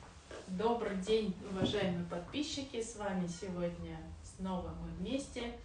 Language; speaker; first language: Russian; native; Russian